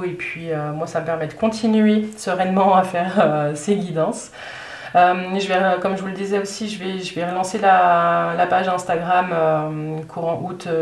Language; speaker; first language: French; native; French